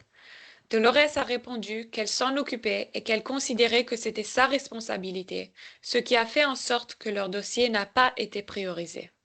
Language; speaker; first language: French; native; French